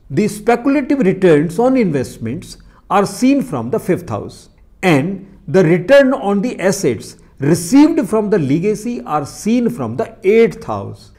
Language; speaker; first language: English; non-native, local second language; Hindi